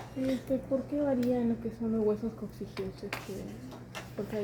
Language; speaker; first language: Spanish; native; Spanish